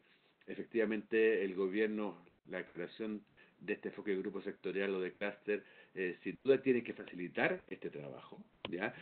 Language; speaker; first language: Spanish; native; Spanish